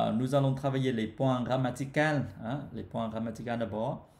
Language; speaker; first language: French; non-native, fluent; Vietnamese